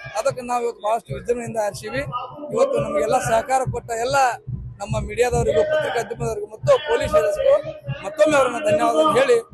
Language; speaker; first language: Kannada; non-native, local second language; Lambadi